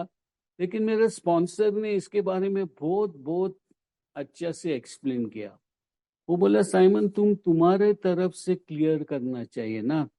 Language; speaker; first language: Hindi; non-native, local second language; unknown